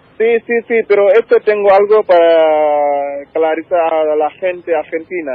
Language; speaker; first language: Spanish; non-native, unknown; Wolof